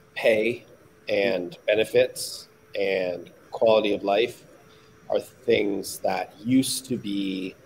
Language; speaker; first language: English; native; English